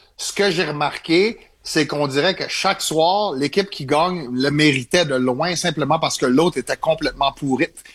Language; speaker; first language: French; native; French